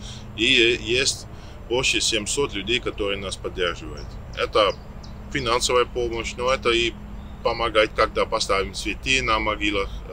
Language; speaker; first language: Russian; non-native, learner; Dutch